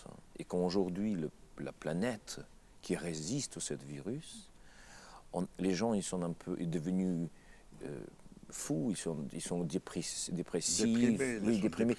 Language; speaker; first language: French; non-native, fluent; Russian